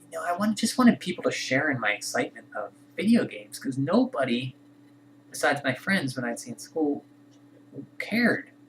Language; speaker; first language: English; native; English